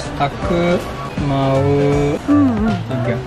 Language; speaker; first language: Indonesian; non-native, fluent; Japanese